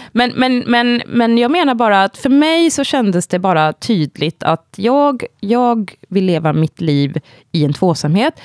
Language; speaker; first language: Swedish; native; Swedish